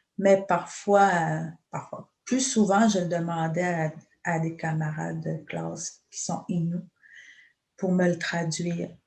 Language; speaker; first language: French; non-native, local second language; Innu-aimun